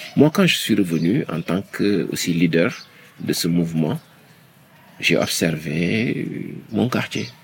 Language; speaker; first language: French; non-native, local second language; Wolof